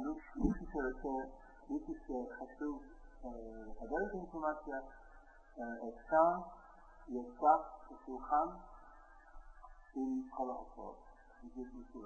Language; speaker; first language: Hebrew; non-native, fluent; English